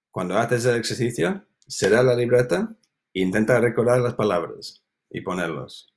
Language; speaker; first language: Spanish; non-native, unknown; English